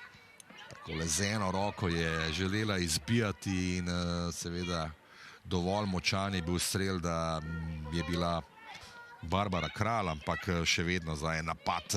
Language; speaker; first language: Slovenian; native; Slovenian